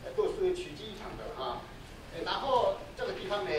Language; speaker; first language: Chinese; non-native, fluent; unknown